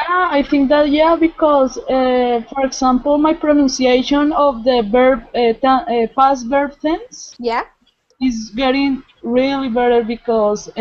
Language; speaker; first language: English; non-native, learner; Spanish